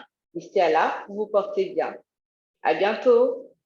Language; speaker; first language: French; native; French